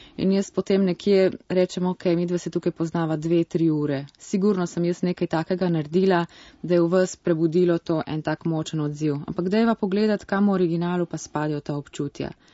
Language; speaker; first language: Slovenian; native; Slovenian